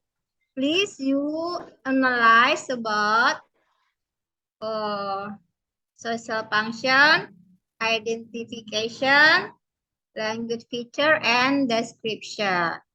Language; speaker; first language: English; non-native, learner; Indonesian